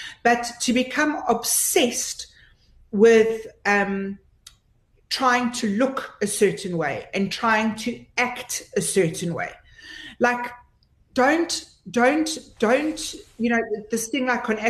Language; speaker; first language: English; native; English